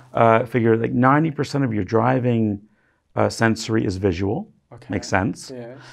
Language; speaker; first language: English; native; English